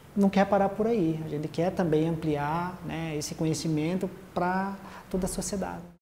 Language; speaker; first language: Portuguese; non-native, local second language; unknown